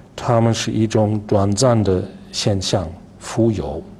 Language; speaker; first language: Chinese; non-native, fluent; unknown